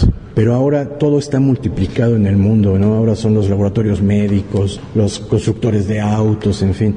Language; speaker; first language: Spanish; native; Spanish